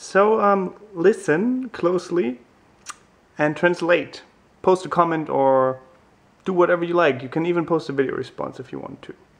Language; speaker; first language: English; non-native, fluent; German